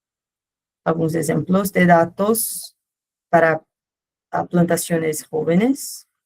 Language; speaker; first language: Spanish; non-native, learner; Portuguese